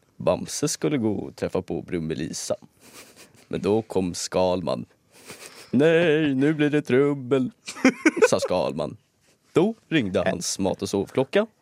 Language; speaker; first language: Swedish; native; Swedish